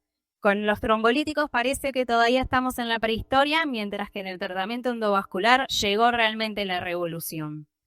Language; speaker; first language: Spanish; native; Spanish